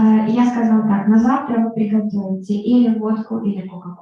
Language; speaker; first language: Russian; native; Russian